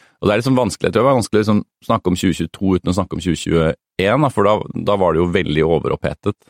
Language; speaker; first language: Norwegian; native; Norwegian